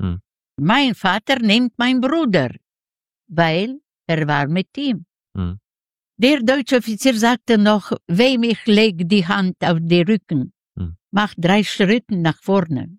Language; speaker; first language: German; non-native, learner; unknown